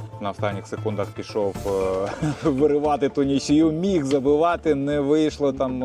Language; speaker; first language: Ukrainian; native; Ukrainian